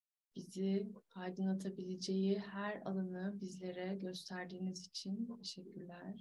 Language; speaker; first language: Turkish; native; Turkish